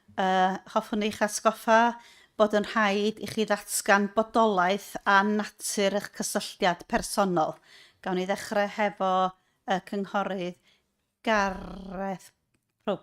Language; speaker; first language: Welsh; native; Welsh